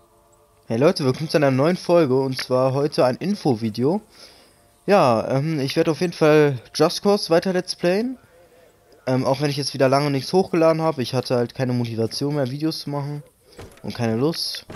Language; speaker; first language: German; native; German